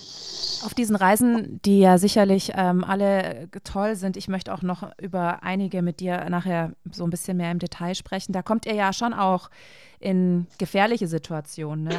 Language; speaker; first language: German; native; German